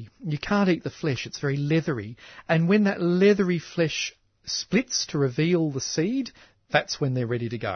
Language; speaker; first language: English; native; English